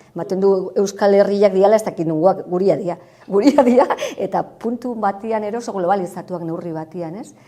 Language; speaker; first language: Basque; native; Basque